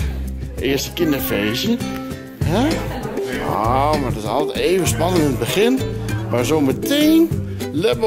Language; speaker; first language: Dutch; native; Dutch